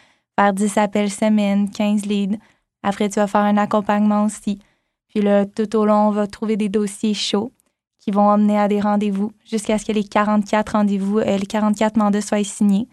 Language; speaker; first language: French; native; French